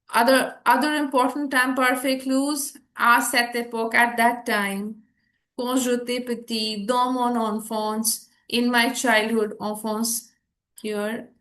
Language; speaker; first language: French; non-native, fluent; Hindi